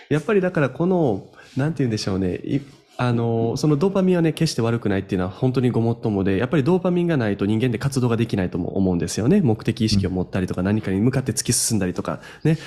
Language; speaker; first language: Japanese; native; Japanese